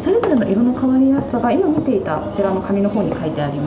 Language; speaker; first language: Japanese; native; Japanese